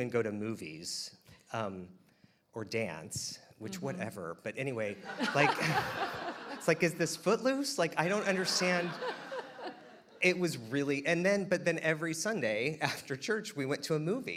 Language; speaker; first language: English; native; English